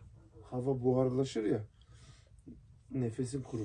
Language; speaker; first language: Turkish; native; Turkish